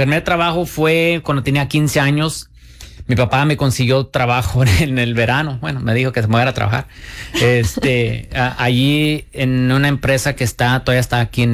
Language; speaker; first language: Spanish; early bilingual, heritage; Spanish